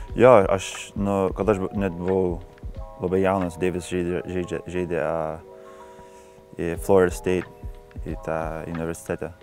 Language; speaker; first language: Lithuanian; early bilingual, heritage; Lithuanian